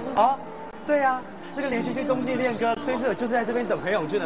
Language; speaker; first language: Chinese; native; Chinese